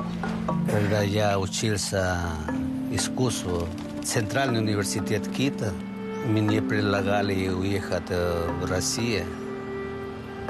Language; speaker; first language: Russian; non-native, fluent; Chinese